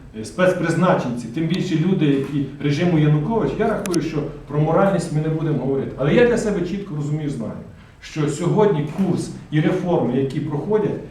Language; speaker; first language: Ukrainian; native; Ukrainian